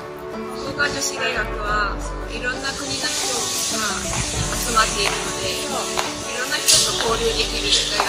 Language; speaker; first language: Japanese; non-native, fluent; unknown